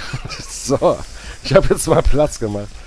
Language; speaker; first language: German; native; German